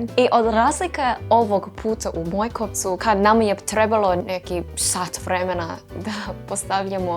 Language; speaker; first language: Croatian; non-native, learner; English